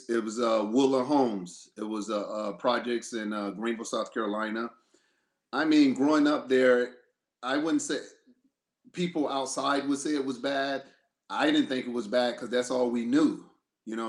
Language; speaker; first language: English; native; English